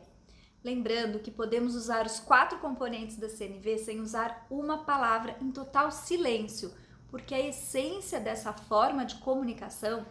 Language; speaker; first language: Portuguese; native; Portuguese